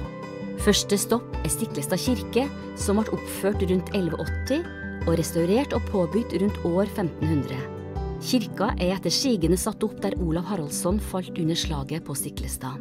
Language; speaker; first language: Norwegian; native; Norwegian